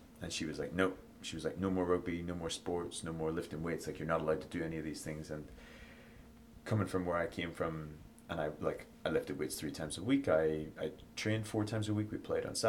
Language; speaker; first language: English; native; English